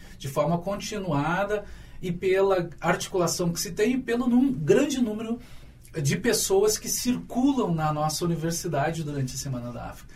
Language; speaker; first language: Portuguese; native; Portuguese